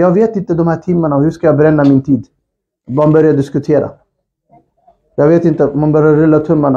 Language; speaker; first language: Swedish; non-native, fluent; Urdu